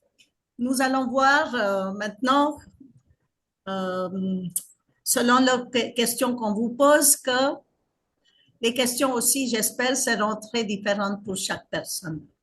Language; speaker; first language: French; non-native, fluent; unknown